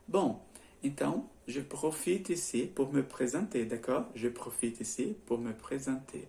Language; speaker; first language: French; non-native, learner; Portuguese